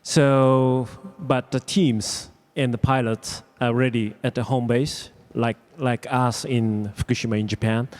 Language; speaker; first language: English; non-native, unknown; Japanese